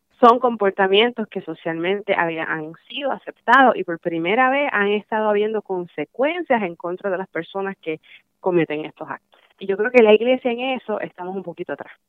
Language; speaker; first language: Spanish; early bilingual, heritage; Spanish